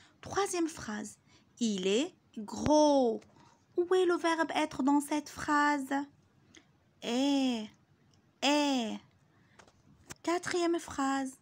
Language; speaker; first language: French; non-native, local second language; Arabic